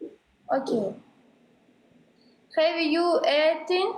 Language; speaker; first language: English; non-native, learner; Uzbek